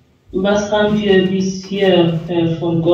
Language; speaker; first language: German; non-native, fluent; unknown